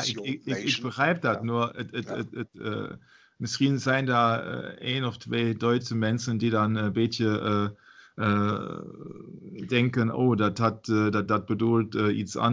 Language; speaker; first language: Dutch; non-native, learner; German